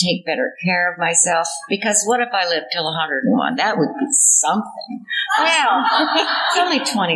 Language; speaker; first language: English; native; English